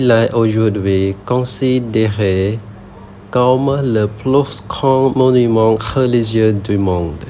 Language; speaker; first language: French; non-native, learner; Khmer